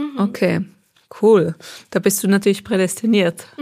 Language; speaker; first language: German; native; German